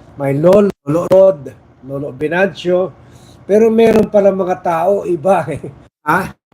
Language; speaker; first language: Filipino; non-native, local second language; Chavacano